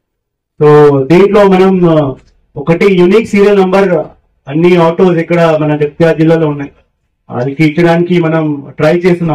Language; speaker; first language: Telugu; non-native, fluent; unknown